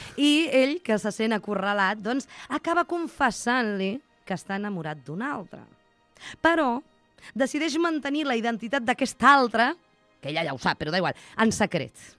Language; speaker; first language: Catalan; non-native, fluent; Russian